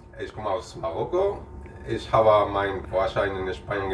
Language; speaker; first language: German; non-native, learner; Arabic